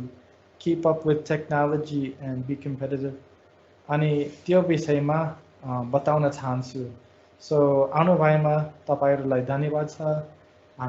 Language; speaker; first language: Nepali; non-native, fluent; English